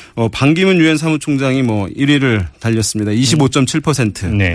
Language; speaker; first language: Korean; native; Korean